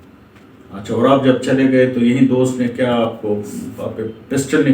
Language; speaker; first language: Urdu; native; Urdu